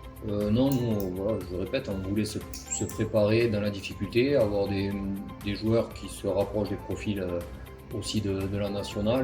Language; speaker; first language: French; native; French